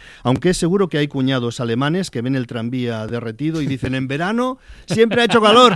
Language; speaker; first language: Spanish; native; Spanish